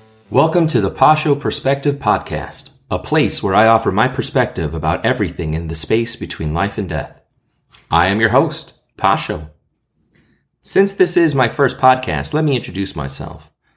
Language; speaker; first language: English; native; English